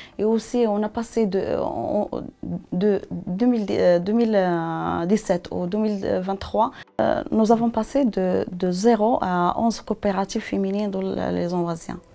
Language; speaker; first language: French; non-native, local second language; Arabic